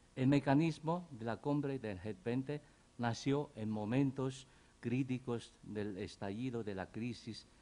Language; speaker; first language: Spanish; non-native, fluent; Chinese